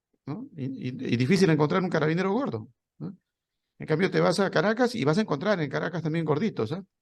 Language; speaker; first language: Spanish; native; Spanish